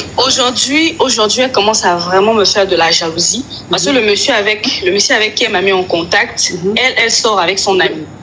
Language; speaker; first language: French; non-native, local second language; Lingala